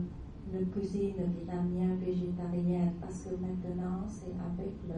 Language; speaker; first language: French; non-native, learner; Vietnamese